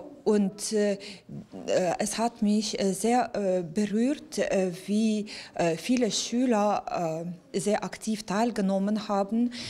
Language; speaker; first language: German; non-native, fluent; Ukrainian